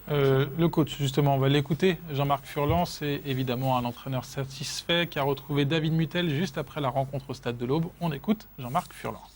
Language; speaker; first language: French; native; French